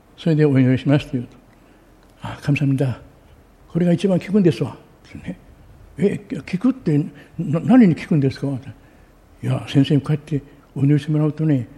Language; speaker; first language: Japanese; native; Japanese